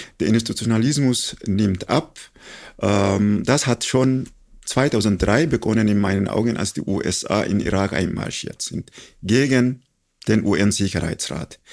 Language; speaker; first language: German; non-native, fluent; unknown